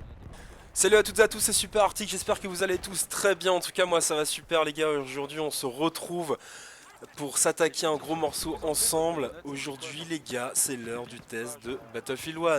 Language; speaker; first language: French; native; French